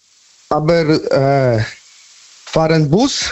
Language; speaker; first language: German; non-native, learner; Polish